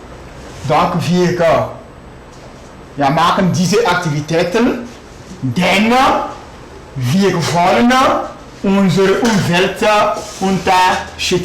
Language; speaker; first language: German; non-native, fluent; French